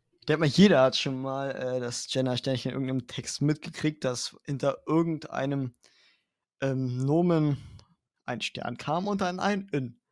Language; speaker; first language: German; native; German